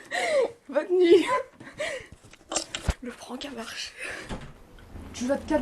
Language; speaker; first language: French; native; French